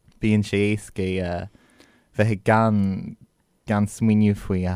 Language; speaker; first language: Irish; non-native, local second language; English